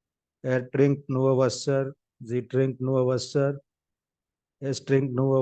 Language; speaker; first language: German; non-native, fluent; Hindi